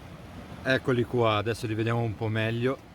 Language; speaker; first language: Italian; native; Italian